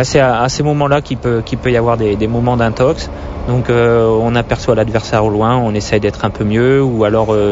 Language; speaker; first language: French; native; French